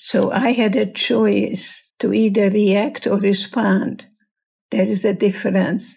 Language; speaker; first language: English; non-native, fluent; Hungarian